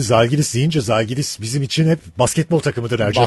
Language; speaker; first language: Turkish; native; Turkish